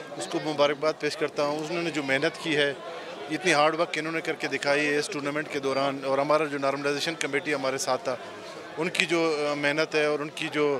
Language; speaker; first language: Urdu; non-native, local second language; Baluchi